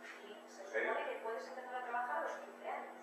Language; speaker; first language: Spanish; native; Spanish